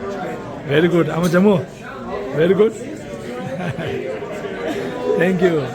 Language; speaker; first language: English; non-native, learner; Tibetan